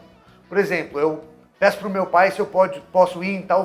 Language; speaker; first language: Portuguese; non-native, fluent; English